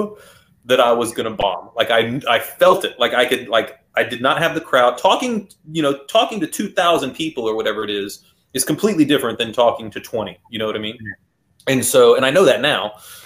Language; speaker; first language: English; native; English